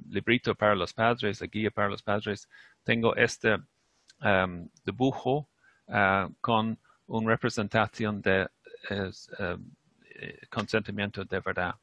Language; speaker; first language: Spanish; non-native, fluent; English